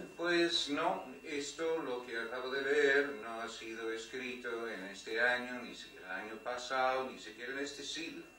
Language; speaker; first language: Spanish; non-native, fluent; English